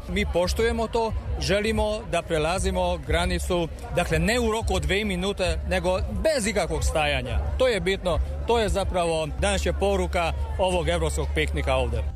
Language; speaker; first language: Serbian; non-native, fluent; Hungarian